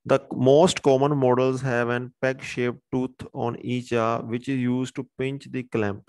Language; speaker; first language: English; non-native, local second language; Punjabi